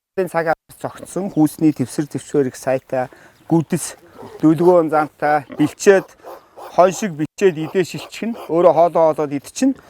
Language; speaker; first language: Mongolian; native; Mongolian